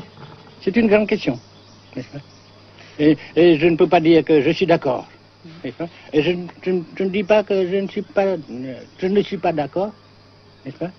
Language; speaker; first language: French; non-native, fluent; Vietnamese